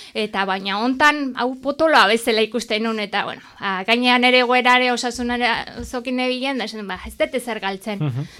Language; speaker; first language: Basque; native; Basque